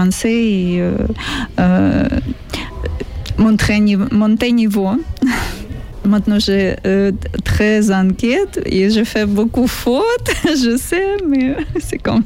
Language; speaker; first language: French; non-native, learner; Ukrainian